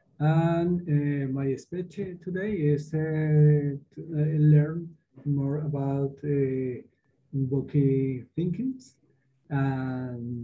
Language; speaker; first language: English; non-native, learner; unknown